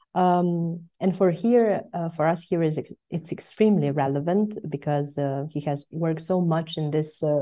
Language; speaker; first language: English; non-native, fluent; Romanian